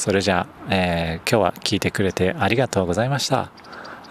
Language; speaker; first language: Japanese; native; Japanese